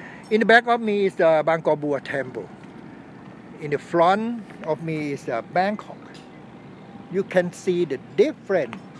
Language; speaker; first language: English; non-native, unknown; Thai